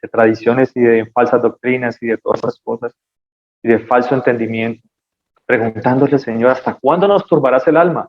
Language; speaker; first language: Spanish; native; Spanish